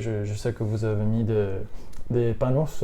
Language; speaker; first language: French; non-native, learner; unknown